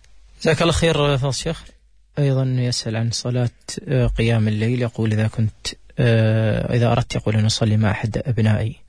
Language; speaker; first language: Arabic; native; Arabic